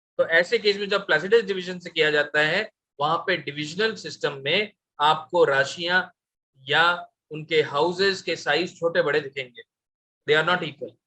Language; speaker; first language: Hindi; non-native, local second language; Bangla